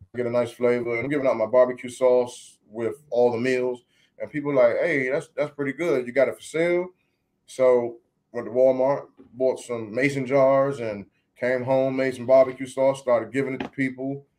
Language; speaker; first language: English; native; English